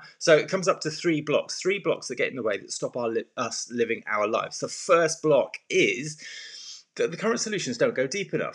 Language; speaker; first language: English; native; English